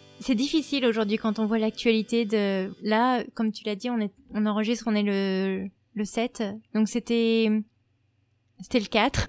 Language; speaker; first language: French; native; French